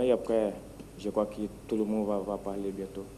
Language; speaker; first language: French; non-native, fluent; Portuguese